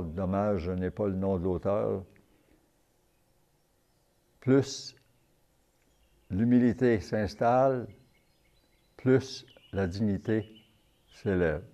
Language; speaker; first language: French; native; French